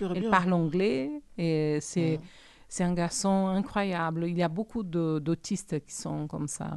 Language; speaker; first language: French; non-native, fluent; Portuguese